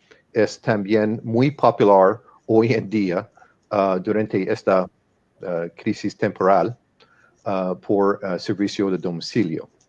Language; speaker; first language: Spanish; non-native, fluent; English